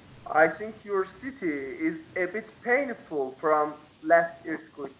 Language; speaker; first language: English; non-native, learner; Persian